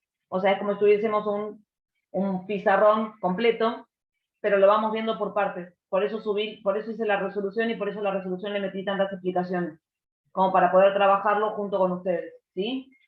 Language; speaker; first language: Spanish; native; Spanish